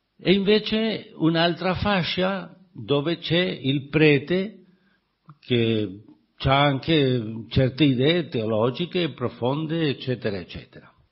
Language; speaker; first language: Italian; non-native, fluent; Spanish